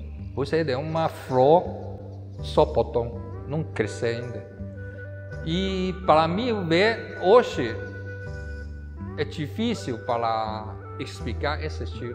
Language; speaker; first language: Portuguese; non-native, learner; Chinese